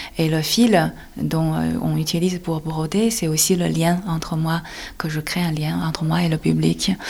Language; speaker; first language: French; non-native, fluent; Chinese